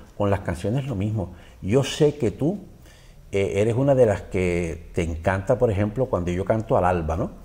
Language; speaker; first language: Spanish; native; Spanish